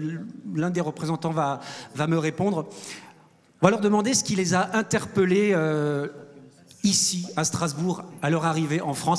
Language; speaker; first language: French; native; French